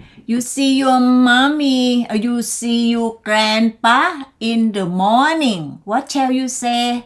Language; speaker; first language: English; non-native, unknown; Thai